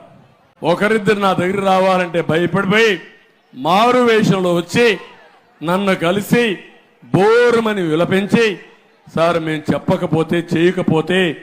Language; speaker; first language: Telugu; native; Telugu